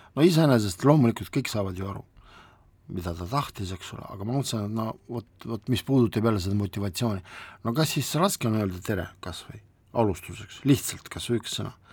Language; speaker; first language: Estonian; non-native, local second language; Russian